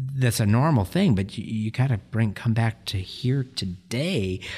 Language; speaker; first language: English; native; English